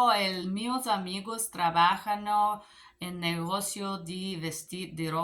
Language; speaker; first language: Spanish; non-native, learner; Bulgarian